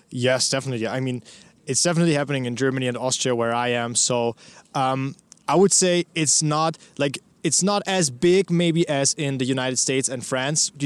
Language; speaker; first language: English; non-native, fluent; German